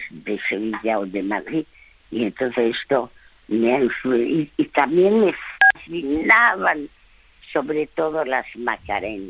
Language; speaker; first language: Spanish; early bilingual, other home language; French